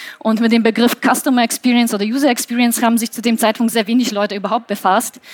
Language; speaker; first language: German; non-native, fluent; Polish